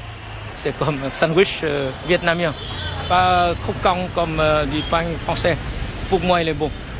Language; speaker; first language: French; non-native, fluent; Vietnamese